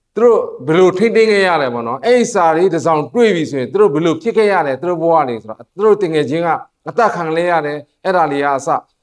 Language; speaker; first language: Burmese; non-native, local second language; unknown